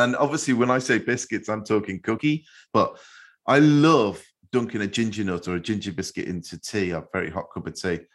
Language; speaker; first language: English; native; English